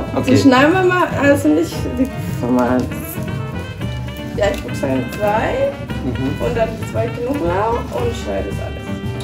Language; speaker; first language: German; non-native, learner; Spanish